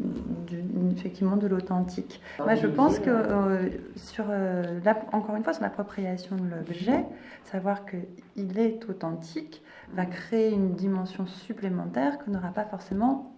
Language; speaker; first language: French; native; French